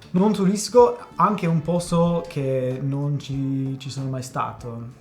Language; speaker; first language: Italian; non-native, fluent; English